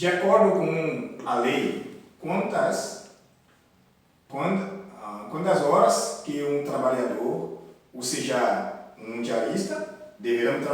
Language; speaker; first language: Portuguese; non-native, learner; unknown